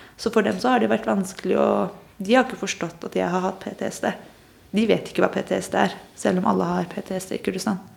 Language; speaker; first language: Norwegian; early bilingual, other home language; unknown